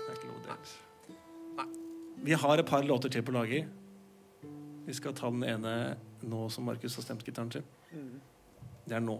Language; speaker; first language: Norwegian; native; Norwegian